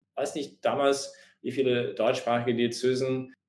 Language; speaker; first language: German; non-native, fluent; English